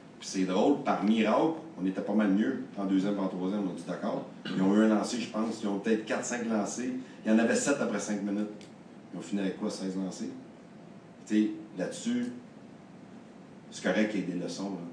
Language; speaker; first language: French; native; French